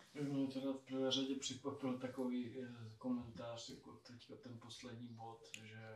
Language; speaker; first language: Czech; native; Czech